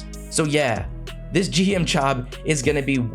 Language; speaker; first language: English; native; English